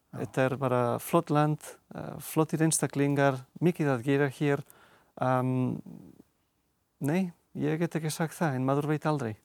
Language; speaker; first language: Icelandic; non-native, fluent; Catalan